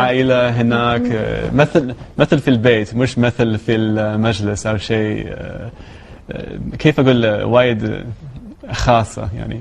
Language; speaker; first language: Arabic; non-native, learner; English